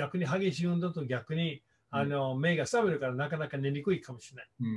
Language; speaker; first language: Japanese; non-native, fluent; English